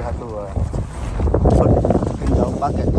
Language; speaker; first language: English; non-native, learner; Khmer